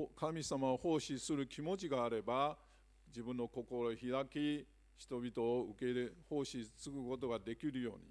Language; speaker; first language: Japanese; non-native, fluent; Chinese